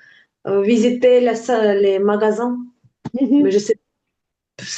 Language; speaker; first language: French; non-native, learner; Ukrainian